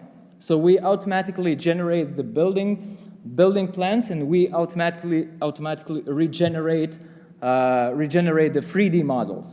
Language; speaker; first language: English; non-native, fluent; Lithuanian